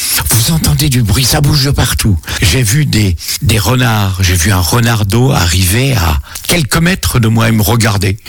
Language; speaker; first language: French; native; French